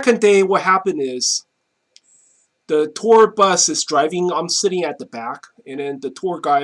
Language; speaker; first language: English; non-native, fluent; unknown